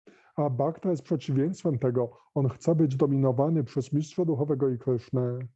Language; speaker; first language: Polish; native; Polish